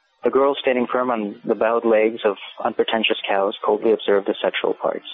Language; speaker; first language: English; non-native, fluent; Russian